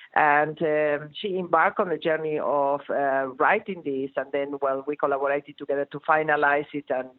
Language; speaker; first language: English; non-native, fluent; Spanish